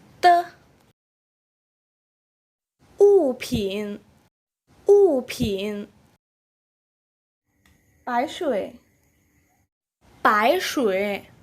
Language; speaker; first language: Chinese; non-native, fluent; Thai